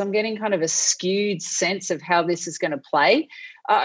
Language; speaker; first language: English; native; English